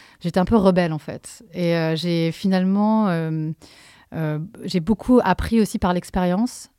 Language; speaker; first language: French; native; French